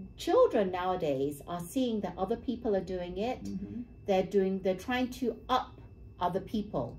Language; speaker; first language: English; native; English